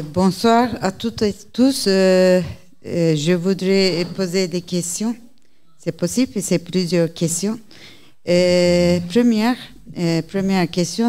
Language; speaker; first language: French; non-native, learner; Turkish